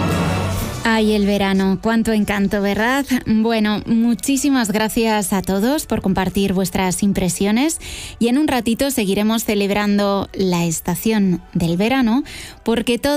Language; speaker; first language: Spanish; native; Spanish